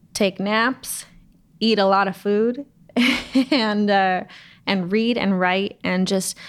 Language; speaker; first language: English; native; English